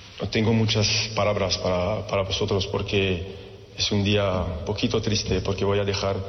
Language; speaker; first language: Spanish; non-native, fluent; French